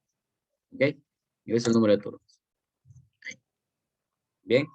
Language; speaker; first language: Spanish; native; Spanish